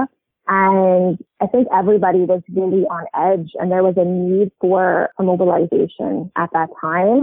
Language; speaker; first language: English; native; English